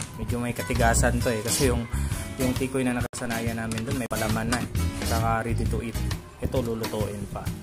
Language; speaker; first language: Filipino; non-native, local second language; Cebuano